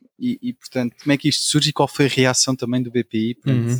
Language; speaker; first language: Portuguese; native; Portuguese